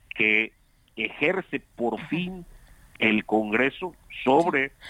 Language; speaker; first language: Spanish; native; Spanish